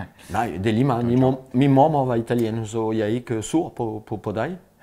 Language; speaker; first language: Danish; non-native, fluent; French